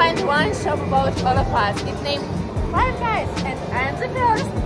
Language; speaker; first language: English; non-native, learner; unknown